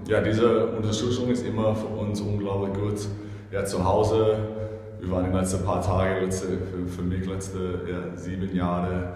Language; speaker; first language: German; non-native, fluent; English